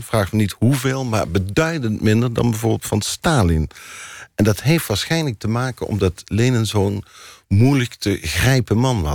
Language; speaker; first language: Dutch; native; Dutch